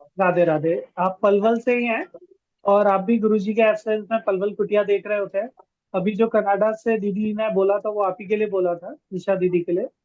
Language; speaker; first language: Hindi; native; Hindi